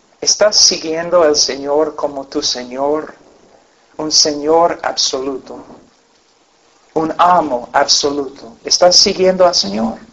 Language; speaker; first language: Spanish; non-native, fluent; English